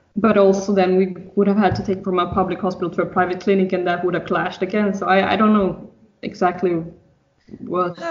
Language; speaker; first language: English; non-native, fluent; Swedish